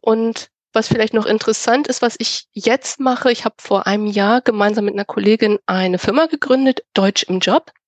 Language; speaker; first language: German; native; German